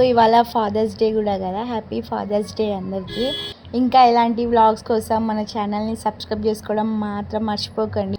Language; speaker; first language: Telugu; non-native, local second language; Lambadi